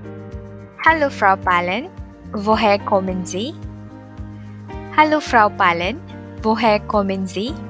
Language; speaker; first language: German; non-native, fluent; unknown